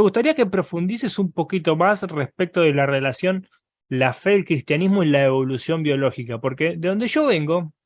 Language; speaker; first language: Spanish; native; Spanish